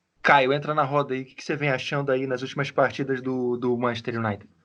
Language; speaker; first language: Portuguese; native; Portuguese